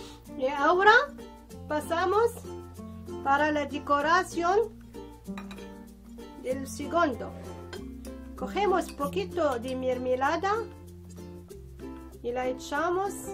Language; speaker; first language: Spanish; non-native, fluent; Arabic